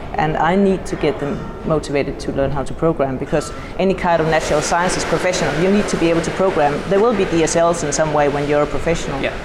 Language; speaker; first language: English; non-native, fluent; Danish